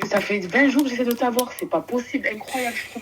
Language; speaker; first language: French; native; French